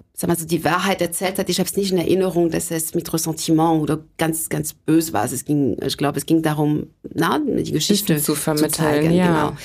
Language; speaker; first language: German; non-native, fluent; French